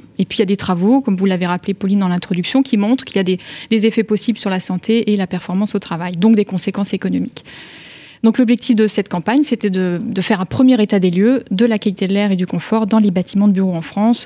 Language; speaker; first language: French; native; French